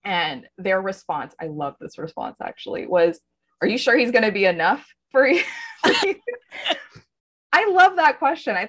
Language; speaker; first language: English; native; English